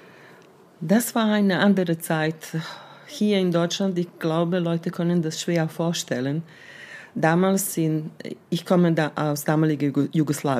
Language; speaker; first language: German; non-native, fluent; Serbian